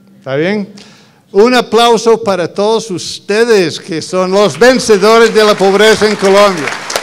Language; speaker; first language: Spanish; non-native, fluent; English